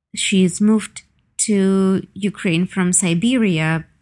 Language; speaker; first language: English; non-native, fluent; Ukrainian